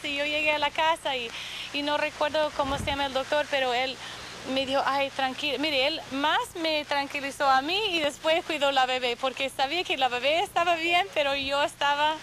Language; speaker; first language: Spanish; non-native, fluent; English